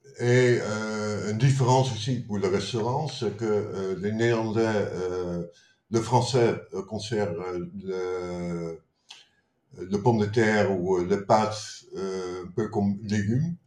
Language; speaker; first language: French; non-native, fluent; Dutch